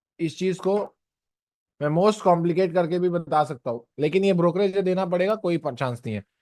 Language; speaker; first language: Hindi; non-native, local second language; Marathi